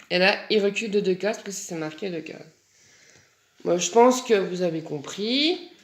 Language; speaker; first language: French; native; French